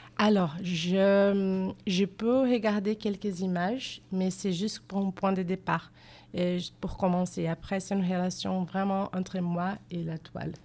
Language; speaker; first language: French; non-native, fluent; Portuguese